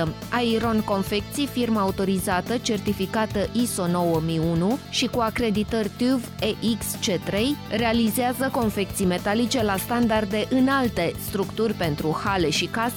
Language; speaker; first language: Romanian; native; Romanian